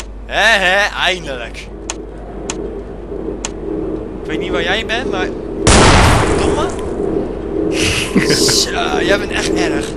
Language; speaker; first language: Dutch; native; Dutch